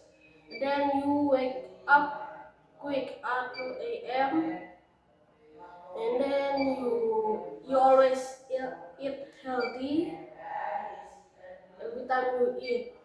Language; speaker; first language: English; non-native, learner; Indonesian